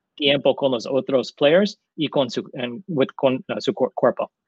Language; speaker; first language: Spanish; non-native, learner; English